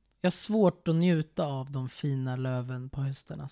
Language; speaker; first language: Swedish; native; Swedish